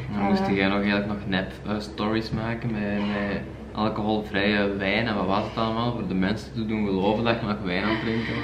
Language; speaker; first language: Dutch; native; Dutch